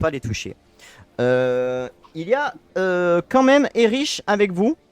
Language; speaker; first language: French; native; French